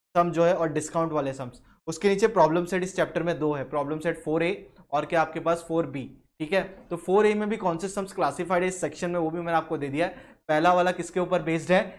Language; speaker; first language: Hindi; native; Hindi